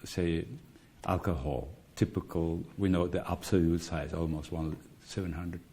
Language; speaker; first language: English; non-native, fluent; Mongolian